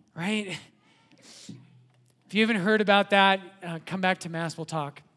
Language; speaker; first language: English; native; English